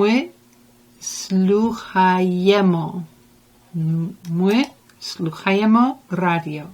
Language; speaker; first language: Ukrainian; non-native, learner; English